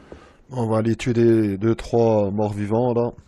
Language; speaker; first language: French; native; French